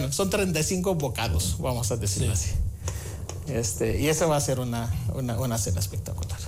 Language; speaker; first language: Spanish; non-native, fluent; Greek